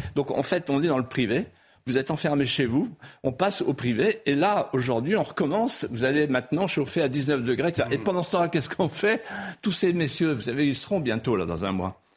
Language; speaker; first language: French; non-native, local second language; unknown